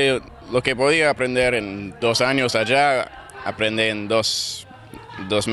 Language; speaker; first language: Spanish; non-native, learner; English